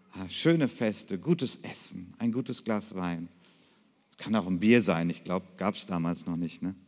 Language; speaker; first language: German; native; German